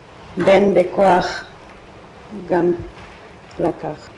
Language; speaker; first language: Hebrew; non-native, fluent; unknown